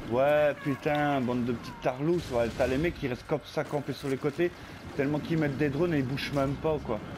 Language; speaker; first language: French; native; French